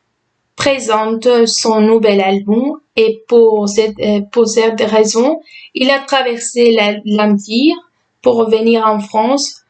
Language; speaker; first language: French; non-native, fluent; Spanish